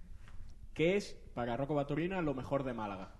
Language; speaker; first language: Spanish; native; Spanish